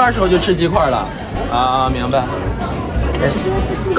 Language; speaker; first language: Chinese; native; Chinese